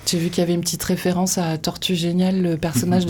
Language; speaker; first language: French; native; French